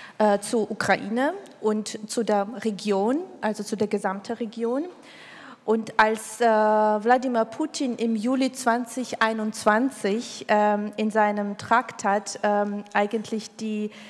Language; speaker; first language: German; non-native, fluent; Georgian